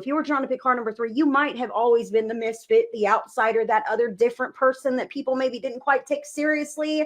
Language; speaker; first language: English; native; English